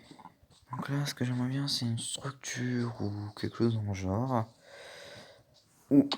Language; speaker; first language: French; native; French